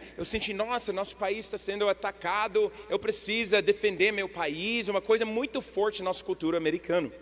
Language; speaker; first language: Portuguese; non-native, learner; English